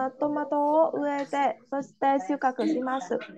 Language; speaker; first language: Japanese; non-native, learner; Vietnamese